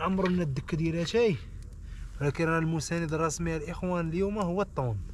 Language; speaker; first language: Arabic; native; Arabic